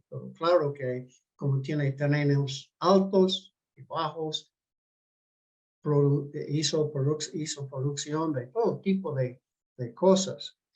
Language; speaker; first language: Spanish; non-native, fluent; English